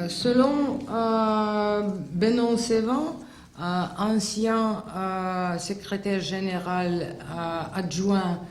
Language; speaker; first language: French; non-native, fluent; Russian